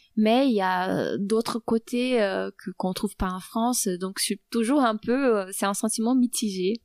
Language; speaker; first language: French; non-native, fluent; Portuguese